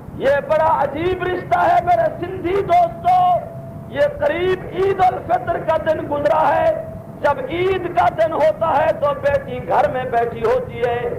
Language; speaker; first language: Urdu; non-native, local second language; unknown